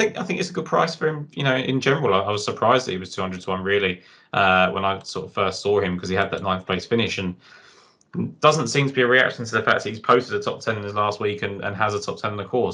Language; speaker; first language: English; native; English